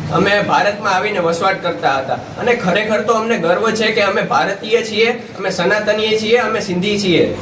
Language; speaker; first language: Gujarati; non-native, local second language; Sindhi